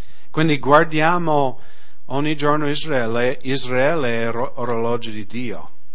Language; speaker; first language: Italian; non-native, fluent; English